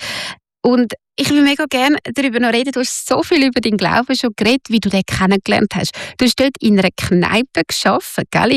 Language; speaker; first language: German; native; German